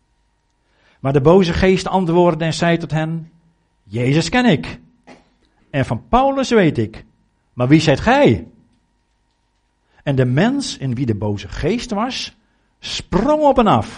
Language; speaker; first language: Dutch; native; Dutch